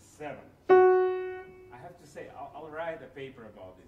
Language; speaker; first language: English; non-native, fluent; Russian